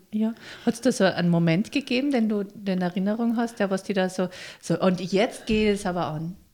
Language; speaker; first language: German; native; German